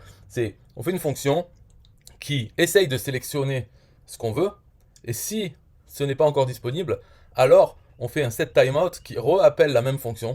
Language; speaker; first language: French; native; French